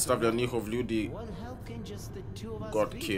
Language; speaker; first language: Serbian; early bilingual, heritage; English